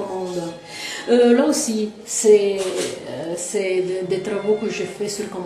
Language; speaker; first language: French; non-native, fluent; Italian